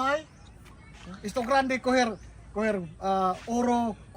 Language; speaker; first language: Spanish; non-native, learner; Filipino